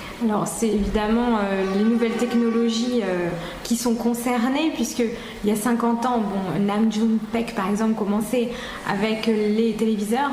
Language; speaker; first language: French; native; French